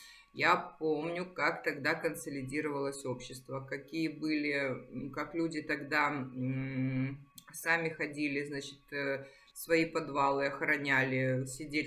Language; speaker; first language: Russian; native; Russian